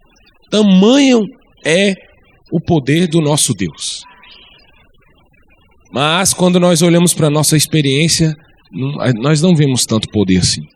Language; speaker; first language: Portuguese; native; Portuguese